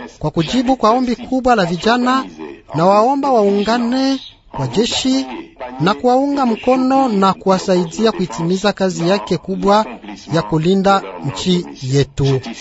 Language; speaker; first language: Swahili; non-native, local second language; Luba-Lulua